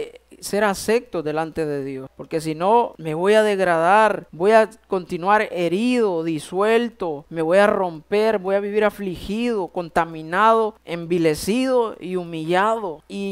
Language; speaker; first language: Spanish; native; Spanish